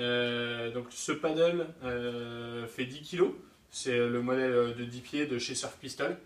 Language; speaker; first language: French; native; French